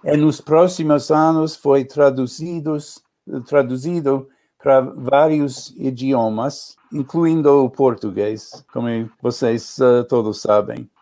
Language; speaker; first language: Portuguese; non-native, learner; English